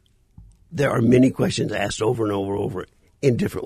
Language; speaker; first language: English; native; English